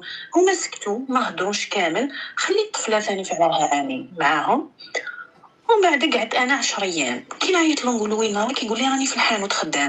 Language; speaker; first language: Arabic; native; Arabic